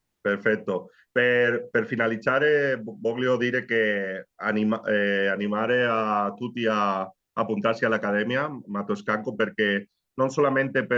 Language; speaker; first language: Italian; non-native, learner; Spanish